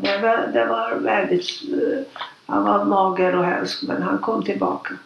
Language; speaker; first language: Swedish; non-native, fluent; Hungarian